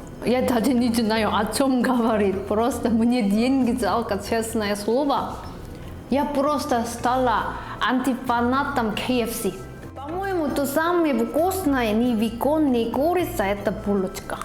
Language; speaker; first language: Russian; non-native, learner; Korean